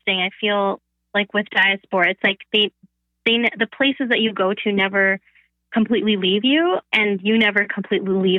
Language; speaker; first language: English; non-native, fluent; Bangla